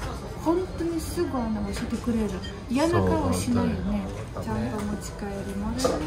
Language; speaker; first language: Japanese; non-native, fluent; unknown